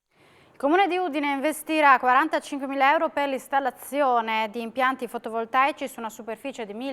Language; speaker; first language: Italian; native; Italian